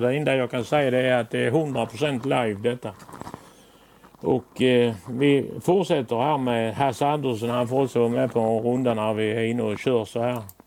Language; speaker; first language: Swedish; native; Swedish